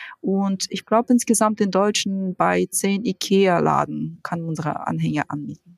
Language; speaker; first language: German; non-native, fluent; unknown